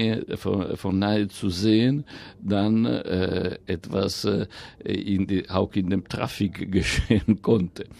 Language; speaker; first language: German; non-native, fluent; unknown